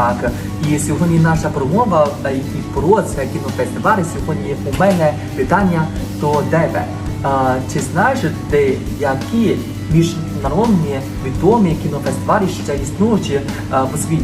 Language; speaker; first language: Ukrainian; non-native, learner; Chinese